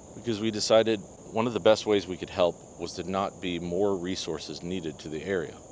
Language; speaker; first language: English; native; English